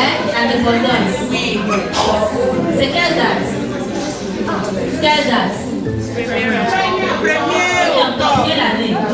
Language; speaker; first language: French; non-native, learner; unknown